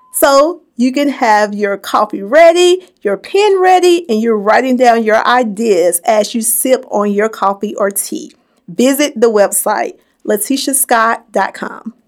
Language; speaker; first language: English; native; English